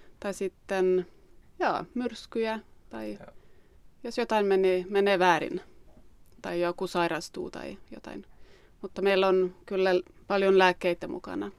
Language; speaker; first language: Finnish; non-native, local second language; Swedish